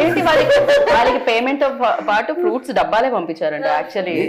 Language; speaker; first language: Telugu; native; Telugu